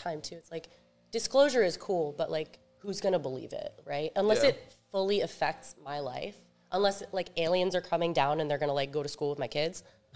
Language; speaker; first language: English; native; English